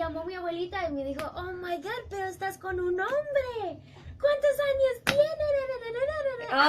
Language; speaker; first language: Spanish; early bilingual, heritage; English